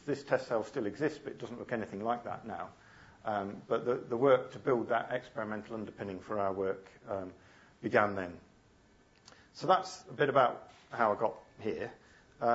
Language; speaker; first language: English; native; English